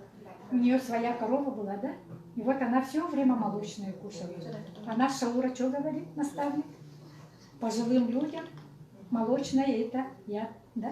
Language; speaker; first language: Russian; native; Russian